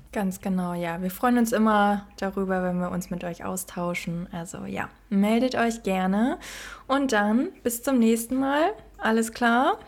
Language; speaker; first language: German; native; German